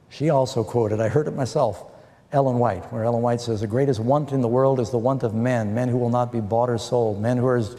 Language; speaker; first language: English; native; English